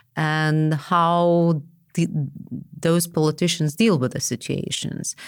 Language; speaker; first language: English; non-native, fluent; Lithuanian